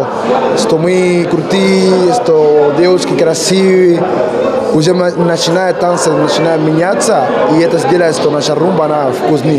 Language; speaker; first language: Russian; non-native, learner; Spanish